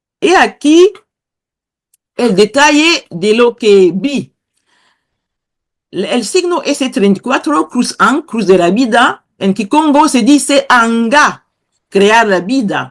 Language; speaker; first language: Spanish; non-native, fluent; Kongo